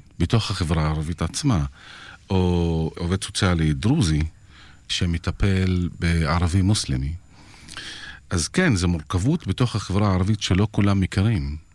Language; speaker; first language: Hebrew; non-native, local second language; Arabic